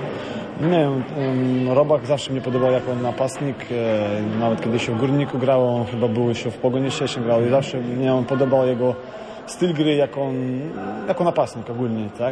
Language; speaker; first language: Polish; non-native, fluent; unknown